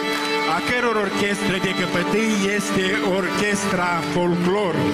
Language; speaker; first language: Romanian; native; Romanian